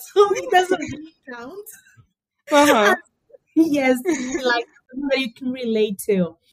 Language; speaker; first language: English; early bilingual, other home language; Portuguese